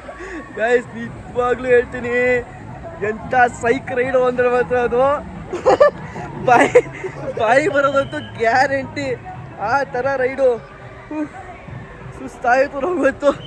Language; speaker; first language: Kannada; native; Kannada